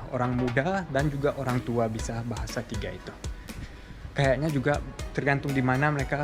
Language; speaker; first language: Indonesian; early bilingual, heritage; German